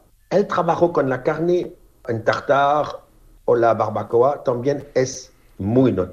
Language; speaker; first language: Spanish; non-native, fluent; French